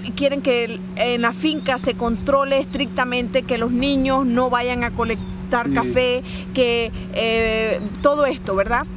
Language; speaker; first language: Spanish; native; Spanish